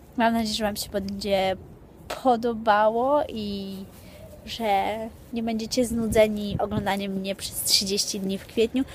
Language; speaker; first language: Polish; early bilingual, heritage; Polish